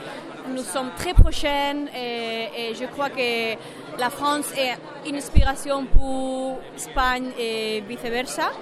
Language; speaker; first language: French; non-native, learner; Spanish